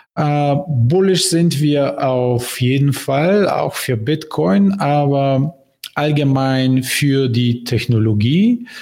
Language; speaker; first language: German; non-native, fluent; Bulgarian